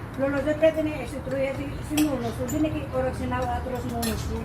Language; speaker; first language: Greek; non-native, learner; Filipino